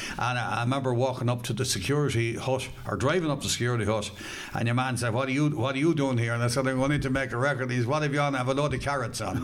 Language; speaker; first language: English; native; English